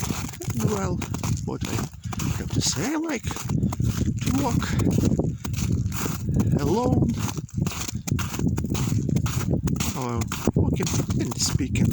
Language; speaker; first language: English; non-native, learner; Ukrainian